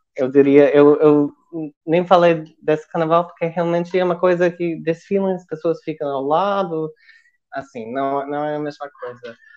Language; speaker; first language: Portuguese; non-native, fluent; English